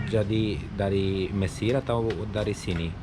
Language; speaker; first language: Indonesian; non-native, learner; Romanian